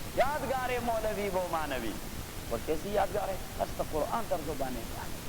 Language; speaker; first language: Urdu; non-native, local second language; Pashto